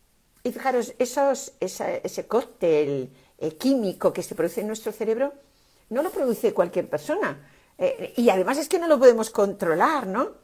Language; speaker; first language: Spanish; native; Spanish